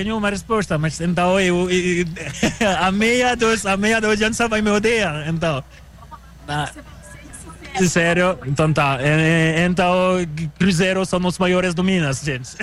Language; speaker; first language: Portuguese; non-native, fluent; French